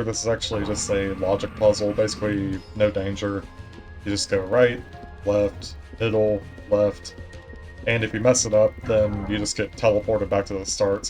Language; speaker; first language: English; native; English